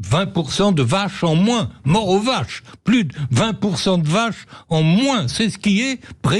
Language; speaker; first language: French; native; French